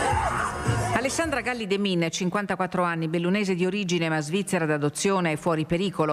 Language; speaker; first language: Italian; native; Italian